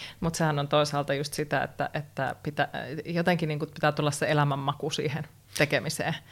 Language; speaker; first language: Finnish; native; Finnish